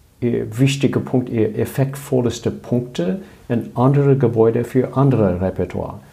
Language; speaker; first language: German; non-native, learner; English